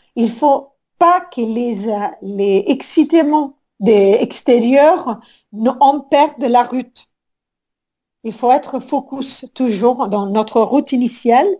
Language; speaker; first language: French; non-native, fluent; Italian